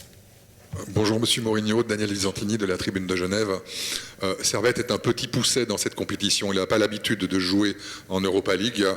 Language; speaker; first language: French; native; French